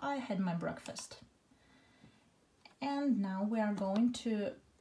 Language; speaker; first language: English; non-native, fluent; Russian